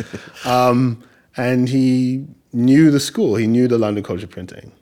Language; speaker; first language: English; native; English